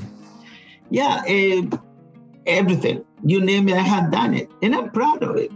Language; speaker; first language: English; non-native, fluent; Spanish